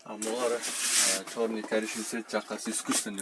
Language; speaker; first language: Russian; non-native, local second language; Kyrgyz